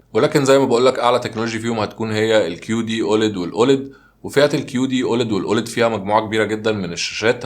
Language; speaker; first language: Arabic; native; Arabic